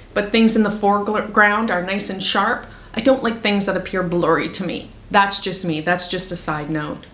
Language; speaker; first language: English; native; English